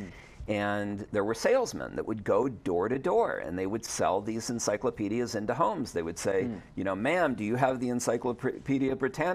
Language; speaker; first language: English; native; English